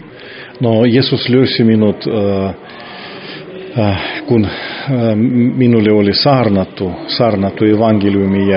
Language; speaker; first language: Finnish; non-native, fluent; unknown